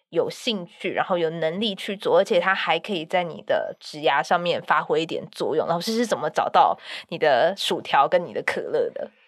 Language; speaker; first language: Chinese; native; Chinese